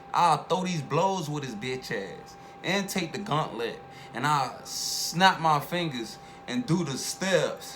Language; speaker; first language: English; native; English